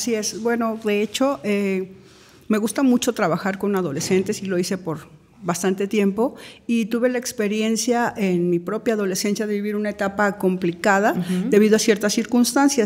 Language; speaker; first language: Spanish; native; Spanish